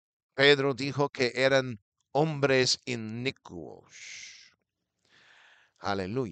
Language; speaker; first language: Spanish; non-native, fluent; English